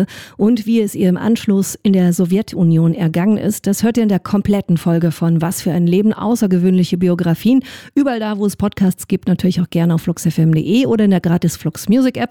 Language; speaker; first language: German; native; German